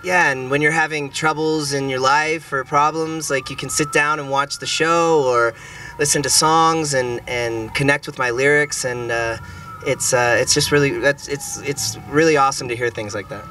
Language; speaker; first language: English; native; English